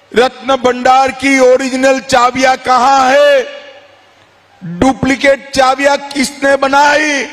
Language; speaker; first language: Hindi; non-native, local second language; Gujarati